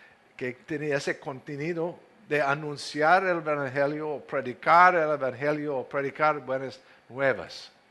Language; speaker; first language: Spanish; non-native, fluent; English